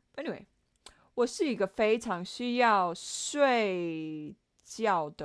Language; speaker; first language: Chinese; non-native, learner; English